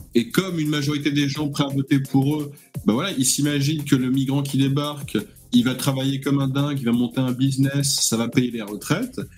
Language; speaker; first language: French; native; French